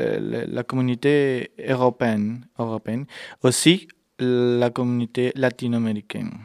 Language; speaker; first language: French; non-native, fluent; Spanish